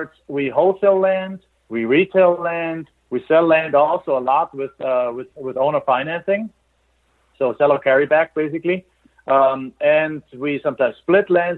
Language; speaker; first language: English; non-native, fluent; German